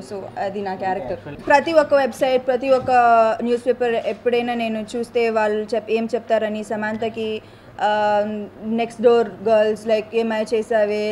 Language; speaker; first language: Telugu; non-native, local second language; Tamil